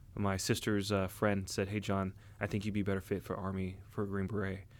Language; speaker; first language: English; native; English